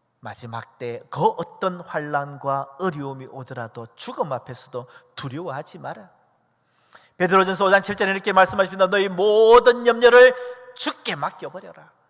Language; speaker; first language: Korean; native; Korean